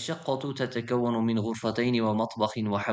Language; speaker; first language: Arabic; non-native, fluent; Uzbek